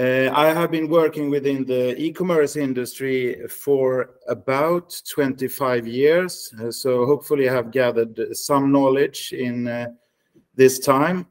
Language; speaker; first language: English; non-native, fluent; Swedish